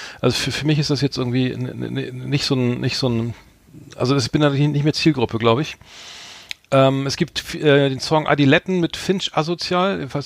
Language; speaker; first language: German; native; German